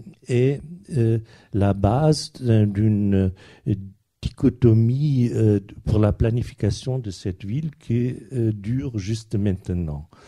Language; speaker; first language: French; non-native, fluent; German